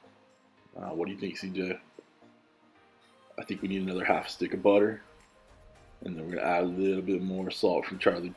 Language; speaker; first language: English; native; English